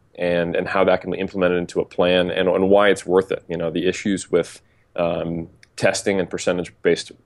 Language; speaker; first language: English; native; English